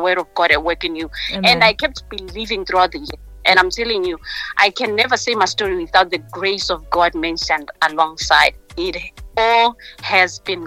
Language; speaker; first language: English; non-native, local second language; North Ndebele